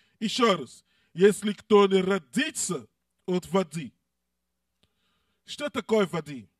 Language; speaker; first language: Russian; non-native, learner; English